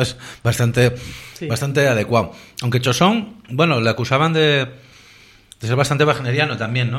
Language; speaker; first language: Spanish; native; Spanish